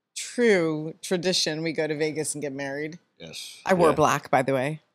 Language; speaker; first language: English; native; English